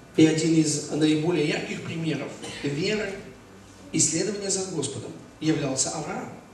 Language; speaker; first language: Russian; native; Russian